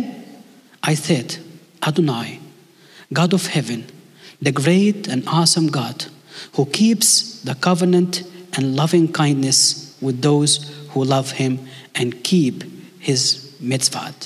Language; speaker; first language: English; non-native, fluent; Arabic